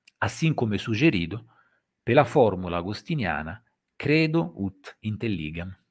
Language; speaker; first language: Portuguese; non-native, fluent; Italian